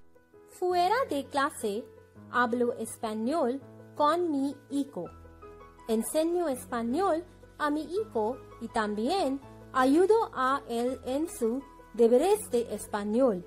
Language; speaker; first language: Spanish; non-native, learner; Hindi